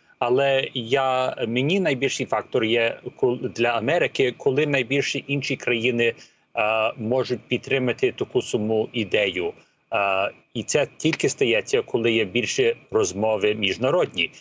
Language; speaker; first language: Ukrainian; early bilingual, heritage; Ukrainian